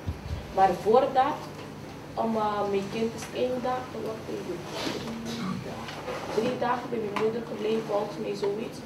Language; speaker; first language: Dutch; non-native, fluent; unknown